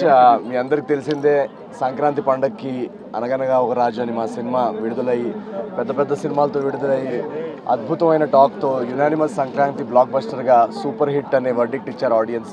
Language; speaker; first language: Telugu; native; Telugu